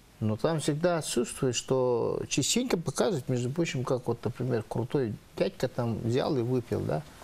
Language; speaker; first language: Russian; non-native, local second language; Yakut